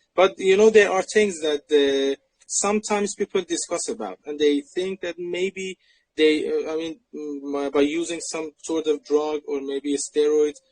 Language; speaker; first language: English; non-native, fluent; Persian